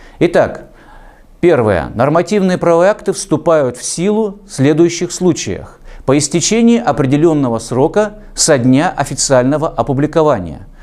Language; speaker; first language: Russian; native; Russian